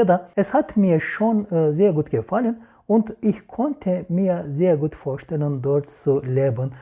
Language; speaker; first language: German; non-native, fluent; Turkish